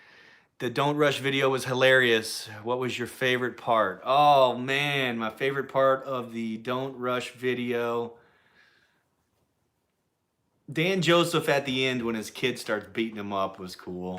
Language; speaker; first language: English; native; English